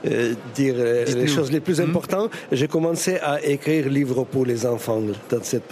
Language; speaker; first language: French; non-native, fluent; Russian